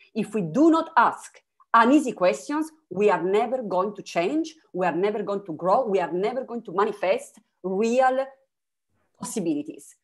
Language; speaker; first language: English; non-native, fluent; Italian